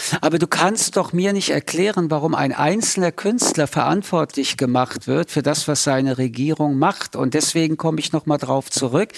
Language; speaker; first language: German; early bilingual, other home language; French